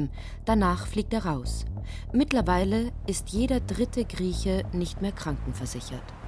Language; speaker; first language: German; native; German